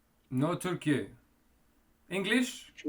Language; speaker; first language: English; non-native, fluent; Kurdish